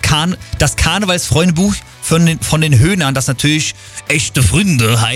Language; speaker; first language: German; native; German